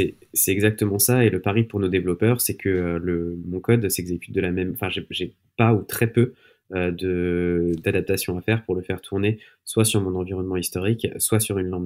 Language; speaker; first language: French; native; French